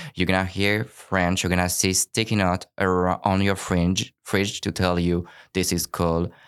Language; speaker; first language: English; non-native, fluent; French